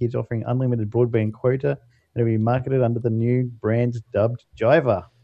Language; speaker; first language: English; native; English